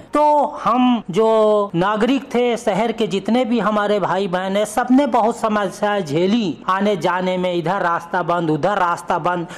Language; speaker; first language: Hindi; native; Hindi